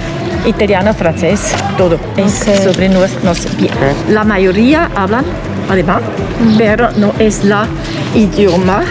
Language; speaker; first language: Spanish; non-native, learner; Italian